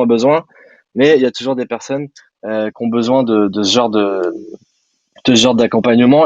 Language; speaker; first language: French; native; French